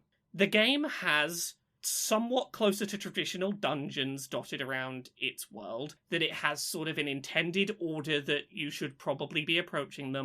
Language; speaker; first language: English; native; English